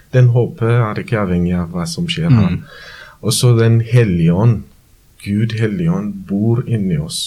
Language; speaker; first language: Norwegian; non-native, fluent; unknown